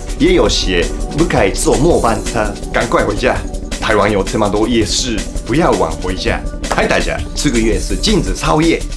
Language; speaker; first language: Chinese; non-native, fluent; Japanese